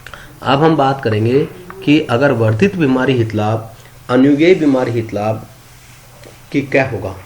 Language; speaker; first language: Hindi; native; Hindi